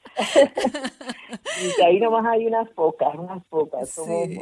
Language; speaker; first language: Spanish; native; Spanish